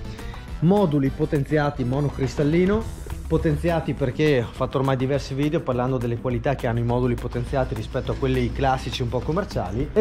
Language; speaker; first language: Italian; native; Italian